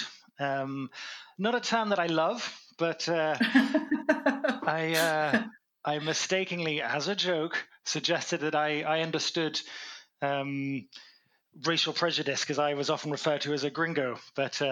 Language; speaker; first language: English; native; English